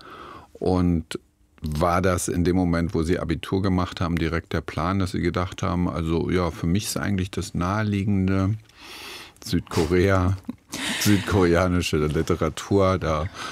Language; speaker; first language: German; native; German